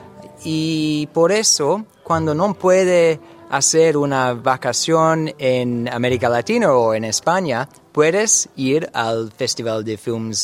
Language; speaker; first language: Spanish; non-native, learner; English